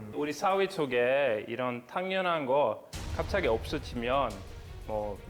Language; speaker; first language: Korean; non-native, fluent; Norwegian